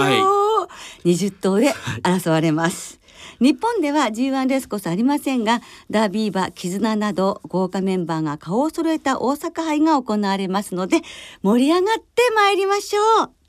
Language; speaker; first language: Japanese; native; Japanese